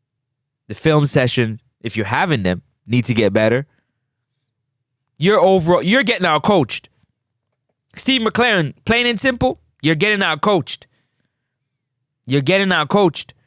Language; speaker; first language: English; native; English